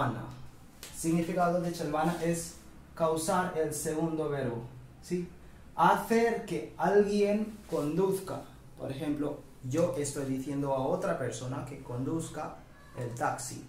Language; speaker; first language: Spanish; non-native, fluent; Hindi